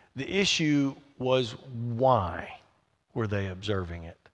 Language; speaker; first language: English; native; English